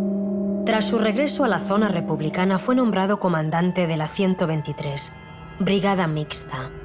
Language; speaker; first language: Spanish; native; Spanish